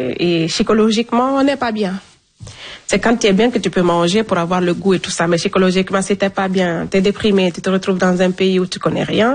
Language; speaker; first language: French; non-native, local second language; Fula